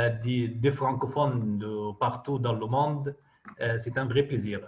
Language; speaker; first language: French; non-native, fluent; Arabic